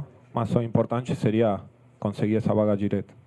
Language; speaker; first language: Portuguese; non-native, fluent; Spanish